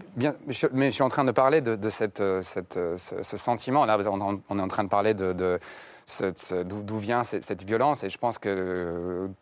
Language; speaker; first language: French; non-native, fluent; English